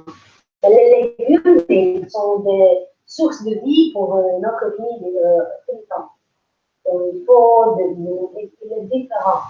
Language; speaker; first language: French; non-native, learner; English